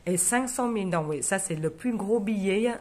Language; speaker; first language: French; non-native, fluent; Vietnamese